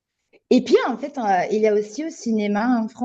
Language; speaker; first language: French; non-native, fluent; Italian